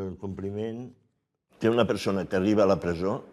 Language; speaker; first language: Catalan; native; Catalan